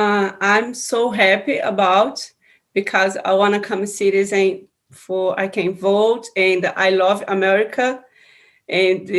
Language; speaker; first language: English; non-native, learner; Portuguese